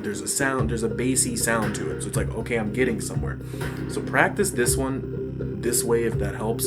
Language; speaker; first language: English; native; English